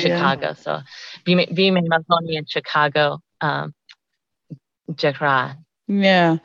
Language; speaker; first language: Irish; non-native, learner; English